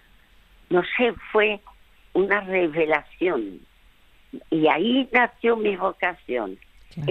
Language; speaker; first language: Spanish; early bilingual, other home language; French